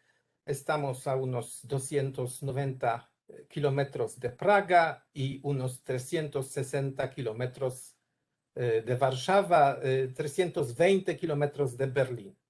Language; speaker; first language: Spanish; non-native, learner; Polish